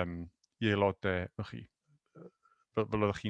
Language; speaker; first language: Welsh; native; Welsh